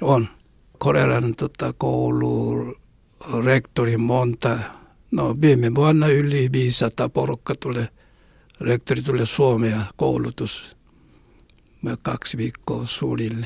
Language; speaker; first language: Finnish; non-native, learner; Korean